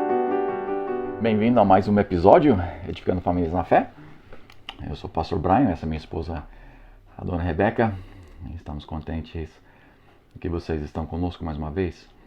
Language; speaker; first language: Portuguese; non-native, fluent; English